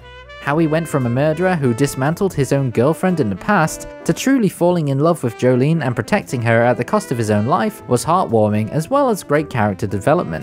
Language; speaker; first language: English; native; English